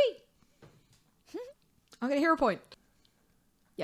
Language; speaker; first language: English; native; English